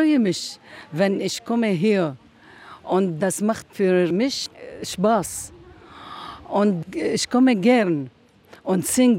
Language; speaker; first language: German; non-native, learner; Arabic